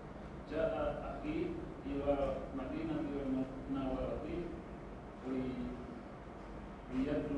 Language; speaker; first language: Arabic; non-native, learner; Indonesian